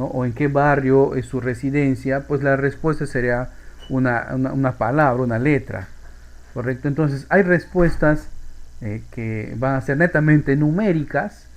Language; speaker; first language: Spanish; native; Spanish